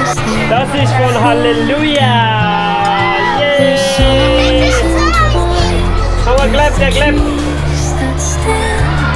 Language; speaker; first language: German; non-native, learner; Tibetan